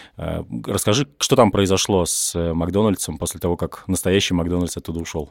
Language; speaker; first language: Russian; native; Russian